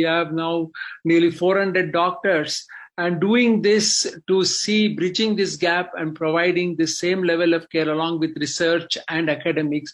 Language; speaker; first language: English; non-native, local second language; Kannada